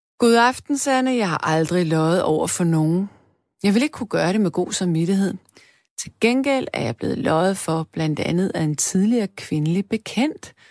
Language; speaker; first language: Danish; native; Danish